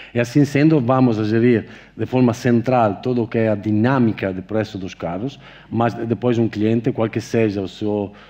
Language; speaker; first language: Portuguese; non-native, fluent; Italian